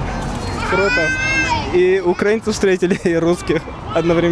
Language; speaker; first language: Russian; non-native, local second language; Chechen